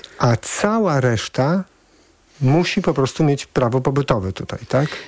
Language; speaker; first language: Polish; native; Polish